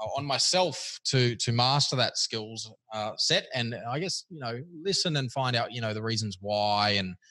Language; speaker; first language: English; native; English